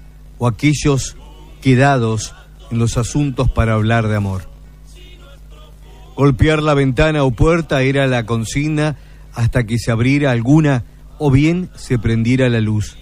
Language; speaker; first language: Spanish; native; Spanish